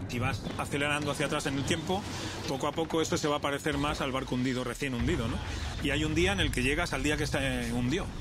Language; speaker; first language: Spanish; native; Spanish